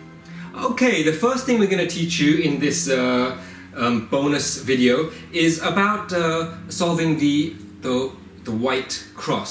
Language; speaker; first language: English; native; English